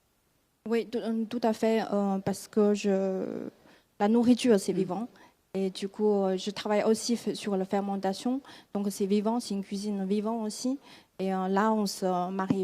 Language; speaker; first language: French; non-native, fluent; Chinese